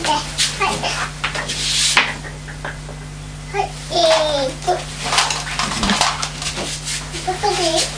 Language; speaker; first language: Japanese; native; Japanese